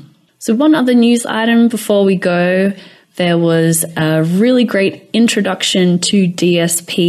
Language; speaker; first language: English; native; English